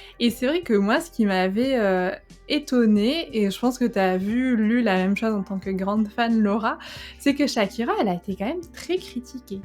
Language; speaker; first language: French; native; French